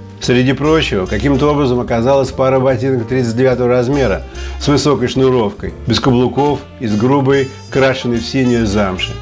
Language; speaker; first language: Russian; native; Russian